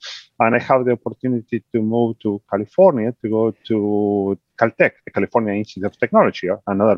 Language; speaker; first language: English; non-native, fluent; Spanish